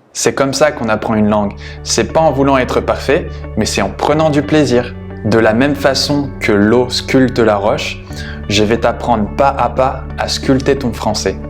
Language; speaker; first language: French; native; French